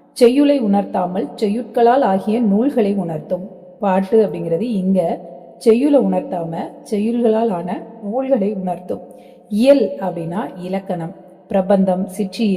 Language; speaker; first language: Tamil; native; Tamil